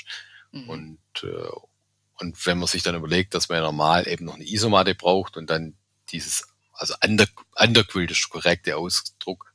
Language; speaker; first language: German; native; German